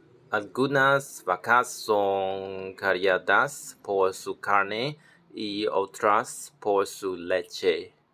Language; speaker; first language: Spanish; non-native, learner; Chinese